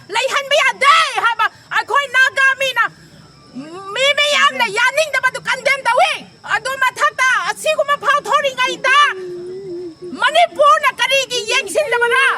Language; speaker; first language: Manipuri; non-native, local second language; Rongmei Naga